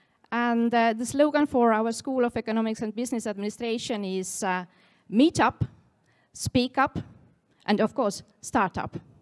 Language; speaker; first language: English; non-native, fluent; Estonian